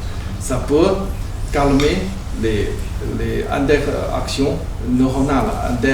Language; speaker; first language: French; non-native, learner; Chinese